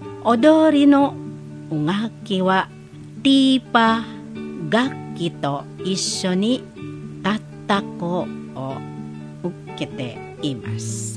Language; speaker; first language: Japanese; non-native, learner; Indonesian